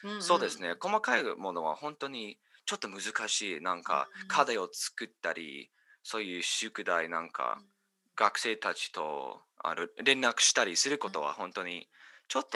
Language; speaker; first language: Japanese; non-native, learner; English